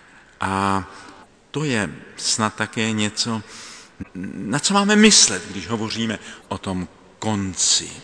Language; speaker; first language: Czech; native; Czech